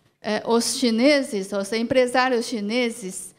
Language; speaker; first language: Portuguese; non-native, learner; Chinese